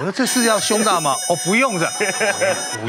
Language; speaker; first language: Chinese; native; Chinese